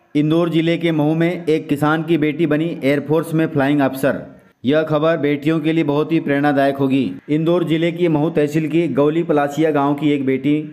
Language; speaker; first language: Hindi; native; Hindi